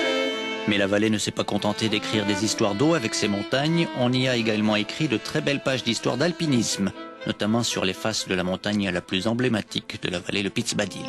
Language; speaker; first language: French; native; French